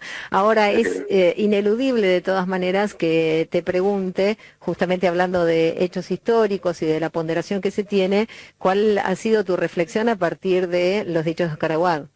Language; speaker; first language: Spanish; native; Spanish